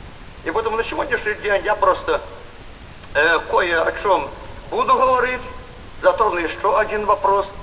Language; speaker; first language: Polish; non-native, learner; Russian